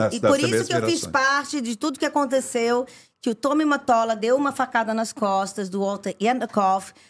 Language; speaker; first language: Portuguese; early bilingual, other home language; Italian